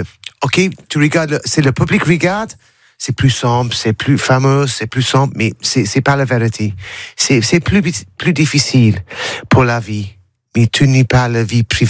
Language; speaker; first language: French; non-native, learner; English